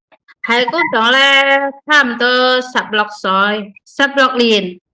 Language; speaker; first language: Cantonese; non-native, learner; Indonesian